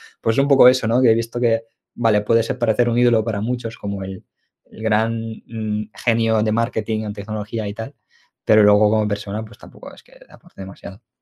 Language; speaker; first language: Spanish; early bilingual, other home language; Ukrainian